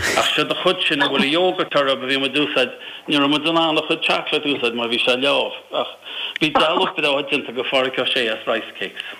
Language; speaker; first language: Irish; native; Irish